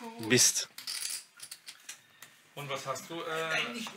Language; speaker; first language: German; native; German